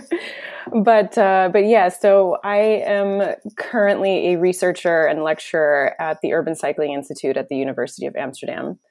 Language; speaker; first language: English; native; English